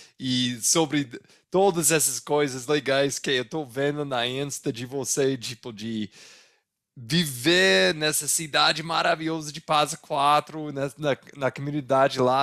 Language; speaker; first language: Portuguese; non-native, fluent; English